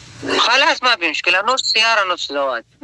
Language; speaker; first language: Arabic; non-native, learner; Pashto